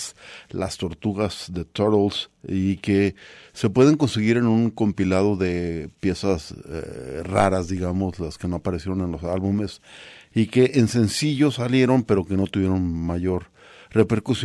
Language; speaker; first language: Spanish; native; Spanish